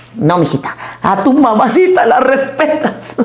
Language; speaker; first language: Spanish; native; Spanish